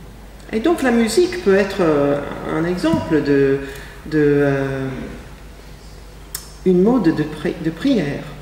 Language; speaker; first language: French; non-native, fluent; English